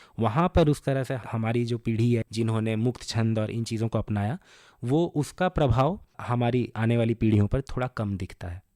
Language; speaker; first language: Hindi; non-native, local second language; Bangla